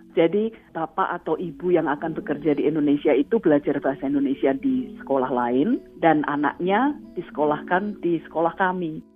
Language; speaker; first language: Indonesian; native; Indonesian